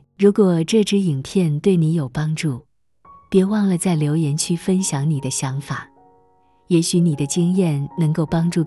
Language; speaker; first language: Chinese; native; Chinese